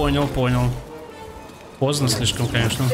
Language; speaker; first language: Russian; native; Russian